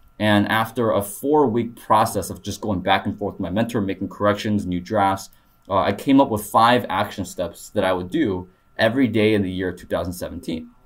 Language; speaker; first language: English; early bilingual, other home language; Korean